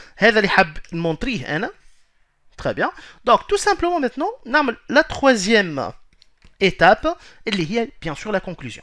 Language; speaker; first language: French; non-native, local second language; Arabic